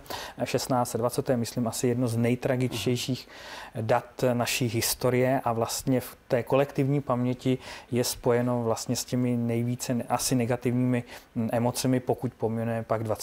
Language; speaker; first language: Czech; native; Czech